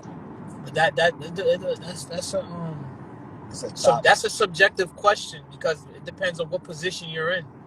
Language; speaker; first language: English; native; English